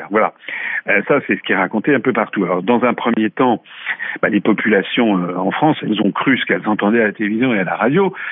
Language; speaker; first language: French; native; French